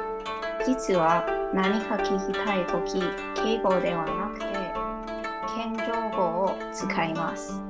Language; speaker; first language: Japanese; non-native, learner; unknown